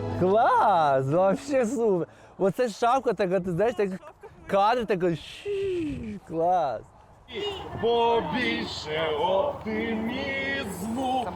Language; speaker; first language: Ukrainian; non-native, learner; Persian